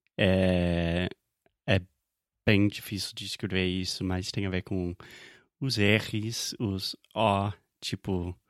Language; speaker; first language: Portuguese; non-native, fluent; English